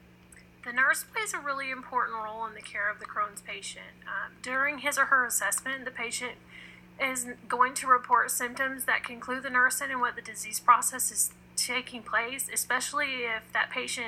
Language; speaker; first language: English; native; English